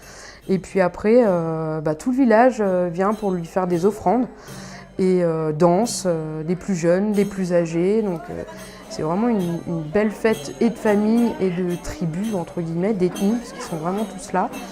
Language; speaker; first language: French; native; French